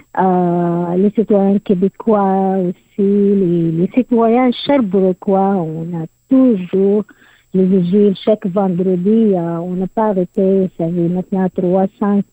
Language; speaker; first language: French; non-native, learner; Arabic